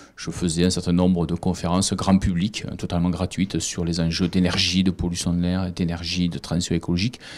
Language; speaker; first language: French; native; French